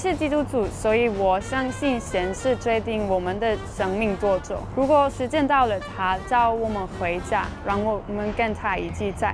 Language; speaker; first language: Chinese; non-native, fluent; Dutch